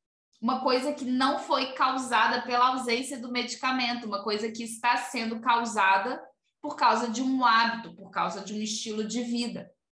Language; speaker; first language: Portuguese; native; Portuguese